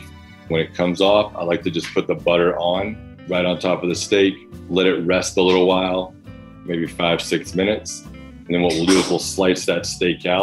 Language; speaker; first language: English; native; English